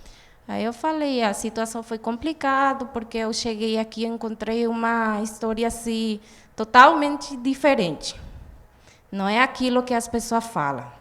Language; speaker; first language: Portuguese; non-native, fluent; Guarani